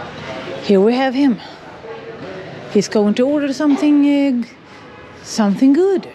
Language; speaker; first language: English; non-native, fluent; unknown